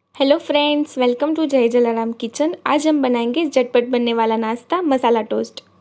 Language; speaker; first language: Hindi; non-native, local second language; Gujarati